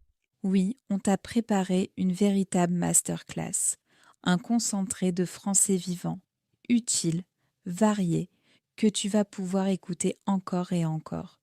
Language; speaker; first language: French; native; French